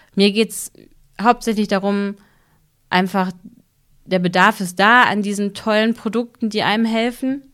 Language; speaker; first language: German; native; German